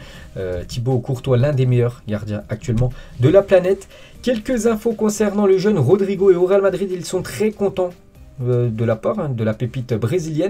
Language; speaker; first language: French; native; French